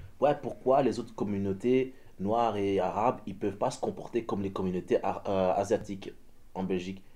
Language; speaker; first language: French; early bilingual, other home language; Dutch